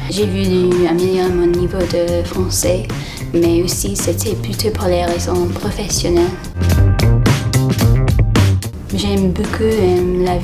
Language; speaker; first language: French; non-native, fluent; English